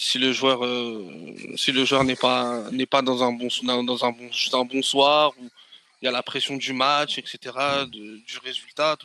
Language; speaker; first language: French; native; French